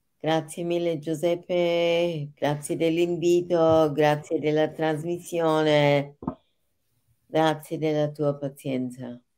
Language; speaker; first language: Italian; non-native, fluent; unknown